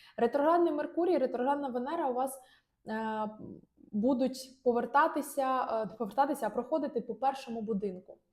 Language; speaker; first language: Ukrainian; non-native, local second language; Russian